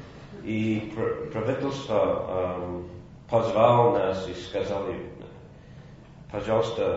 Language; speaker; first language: Russian; non-native, fluent; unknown